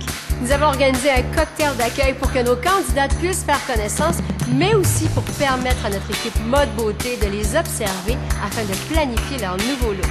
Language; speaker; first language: French; native; French